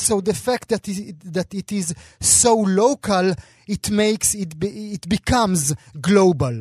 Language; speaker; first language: English; non-native, fluent; Hebrew